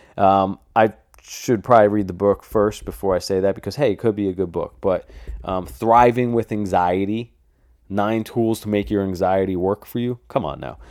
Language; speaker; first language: English; native; English